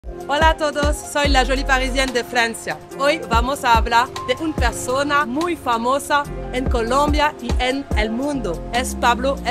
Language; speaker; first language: Spanish; non-native, learner; French